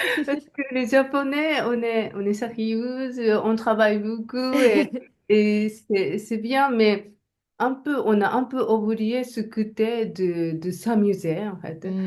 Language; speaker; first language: French; non-native, learner; Japanese